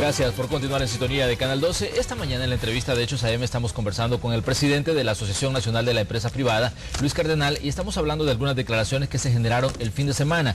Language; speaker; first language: Spanish; native; Spanish